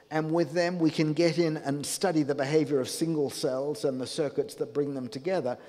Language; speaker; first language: English; native; English